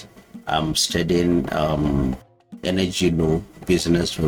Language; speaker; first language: English; non-native, local second language; Hausa